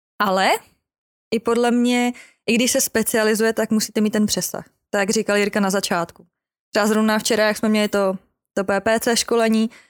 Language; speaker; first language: Czech; native; Czech